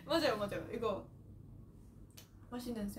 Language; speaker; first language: Korean; non-native, learner; Japanese